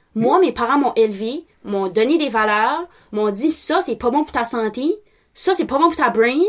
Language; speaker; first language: French; native; French